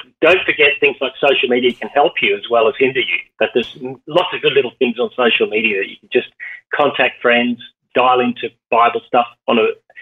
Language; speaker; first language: English; native; English